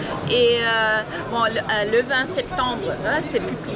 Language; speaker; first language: French; non-native, fluent; German